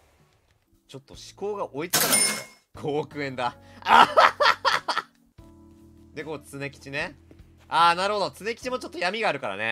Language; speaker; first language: Japanese; native; Japanese